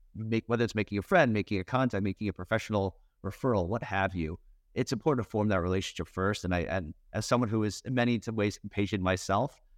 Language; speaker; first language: English; native; English